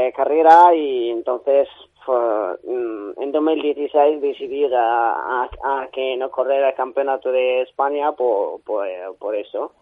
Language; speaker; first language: Spanish; non-native, learner; Arabic